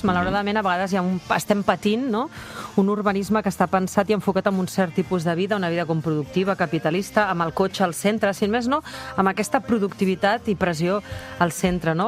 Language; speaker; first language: Catalan; native; Catalan